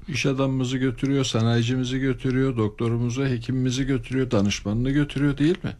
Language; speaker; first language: Turkish; native; Turkish